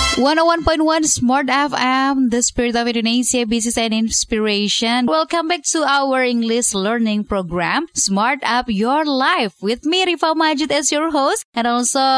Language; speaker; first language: English; non-native, fluent; Indonesian